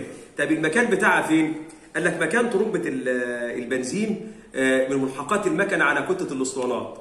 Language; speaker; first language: Arabic; native; Arabic